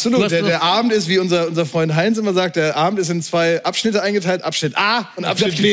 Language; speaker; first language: German; native; German